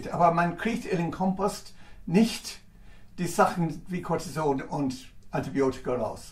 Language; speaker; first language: German; non-native, fluent; English